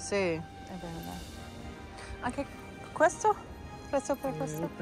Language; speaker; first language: Italian; non-native, learner; English